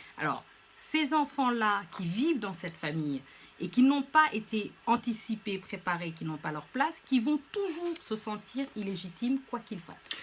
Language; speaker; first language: French; non-native, local second language; Fula